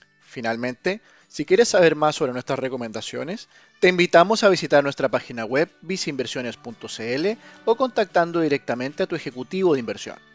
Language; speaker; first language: Spanish; native; Spanish